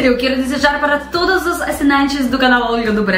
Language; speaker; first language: Portuguese; non-native, learner; Russian